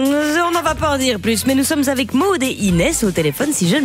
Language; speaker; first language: French; native; French